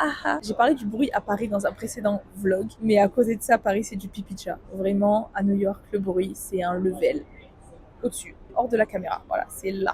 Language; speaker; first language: French; native; French